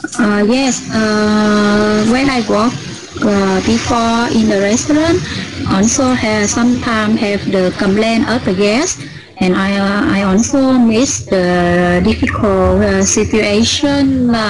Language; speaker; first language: English; non-native, learner; Vietnamese